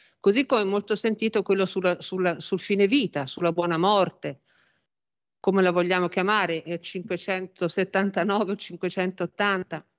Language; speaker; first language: Italian; native; Italian